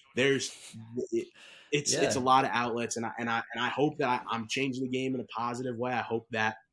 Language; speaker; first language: English; native; English